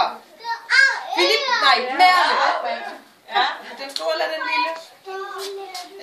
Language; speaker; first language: Danish; native; Danish